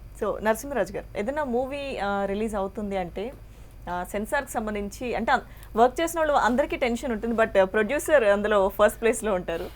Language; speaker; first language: Telugu; native; Telugu